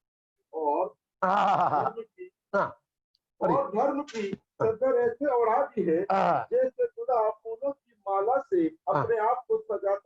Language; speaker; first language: Hindi; non-native, local second language; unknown